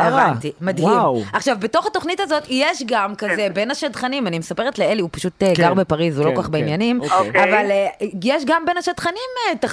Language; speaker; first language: Hebrew; native; Hebrew